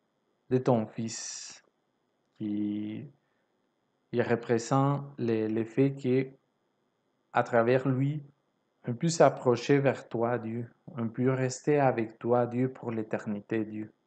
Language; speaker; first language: French; non-native, fluent; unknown